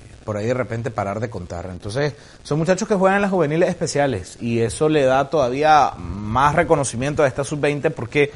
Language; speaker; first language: Spanish; native; Spanish